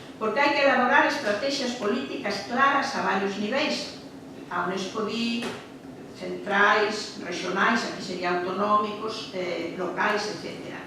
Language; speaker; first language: Galician; native; Galician